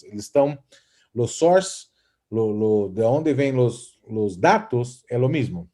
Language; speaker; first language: Portuguese; non-native, fluent; Spanish